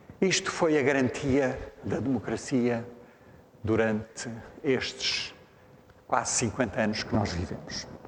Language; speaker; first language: Portuguese; native; Portuguese